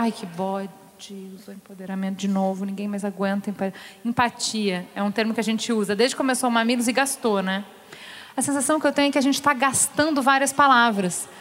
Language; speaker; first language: Portuguese; native; Portuguese